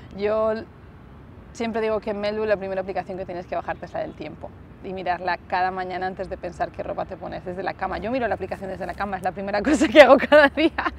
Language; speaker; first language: Spanish; native; Spanish